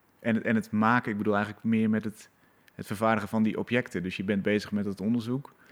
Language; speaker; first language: Dutch; native; Dutch